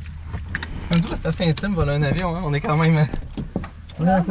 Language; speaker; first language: French; native; French